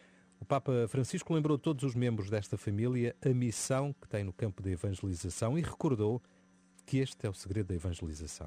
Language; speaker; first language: Portuguese; native; Portuguese